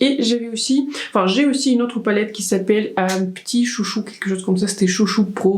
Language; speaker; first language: French; native; French